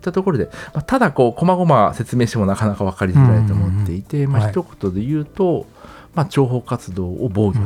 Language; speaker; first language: Japanese; native; Japanese